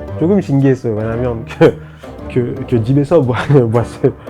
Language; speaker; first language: Korean; non-native, learner; French